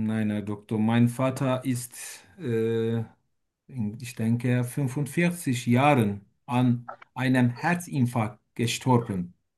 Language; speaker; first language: German; non-native, learner; Turkish